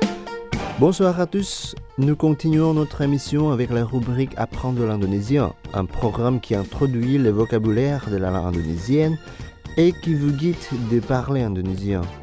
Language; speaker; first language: French; non-native, fluent; Indonesian